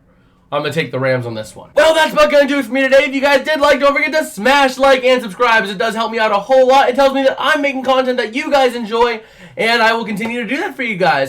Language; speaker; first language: English; native; English